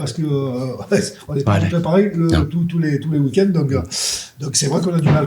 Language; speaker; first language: French; native; French